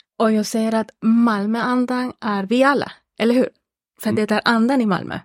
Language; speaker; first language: Swedish; non-native, fluent; Spanish